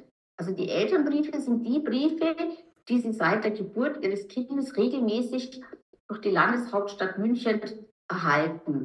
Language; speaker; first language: German; native; German